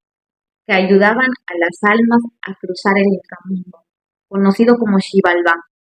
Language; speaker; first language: Spanish; native; Spanish